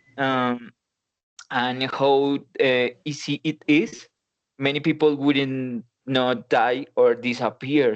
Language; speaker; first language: English; non-native, learner; Spanish